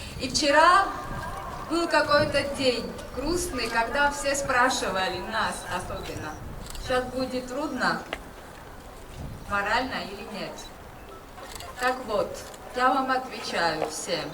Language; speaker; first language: Russian; non-native, fluent; Georgian